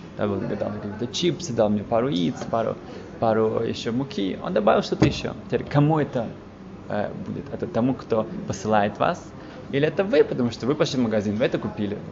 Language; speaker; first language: Russian; early bilingual, heritage; Russian